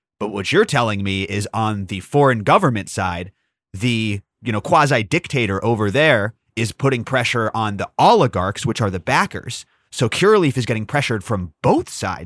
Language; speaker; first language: English; native; English